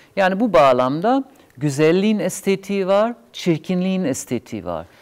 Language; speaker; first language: Turkish; non-native, fluent; German